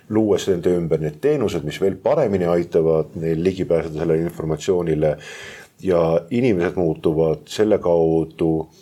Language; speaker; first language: Estonian; native; Estonian